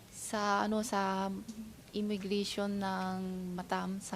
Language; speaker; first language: Filipino; non-native, fluent; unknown